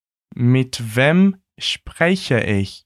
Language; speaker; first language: German; non-native, fluent; Portuguese